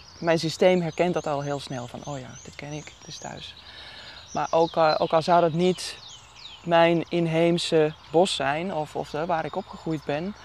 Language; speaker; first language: Dutch; non-native, fluent; Finnish